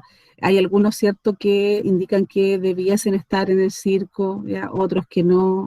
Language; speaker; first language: Spanish; native; Spanish